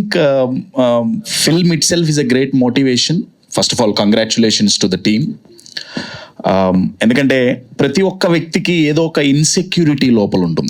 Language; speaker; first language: Telugu; native; Telugu